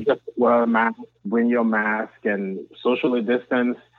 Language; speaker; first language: English; non-native, fluent; Haitian Creole